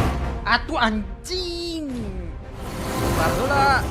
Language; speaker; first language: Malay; non-native, local second language; Sundanese